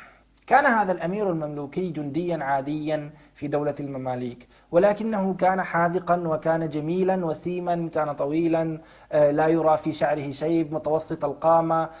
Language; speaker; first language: Arabic; native; Arabic